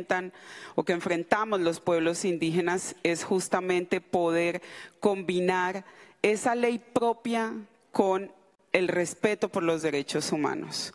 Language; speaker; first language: Spanish; non-native, local second language; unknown